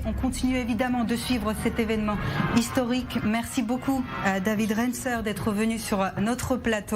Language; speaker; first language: French; native; French